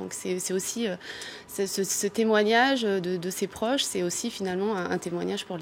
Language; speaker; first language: French; native; French